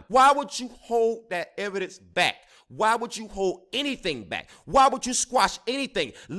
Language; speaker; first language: English; native; English